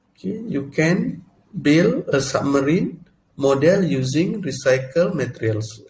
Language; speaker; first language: English; non-native, local second language; Malay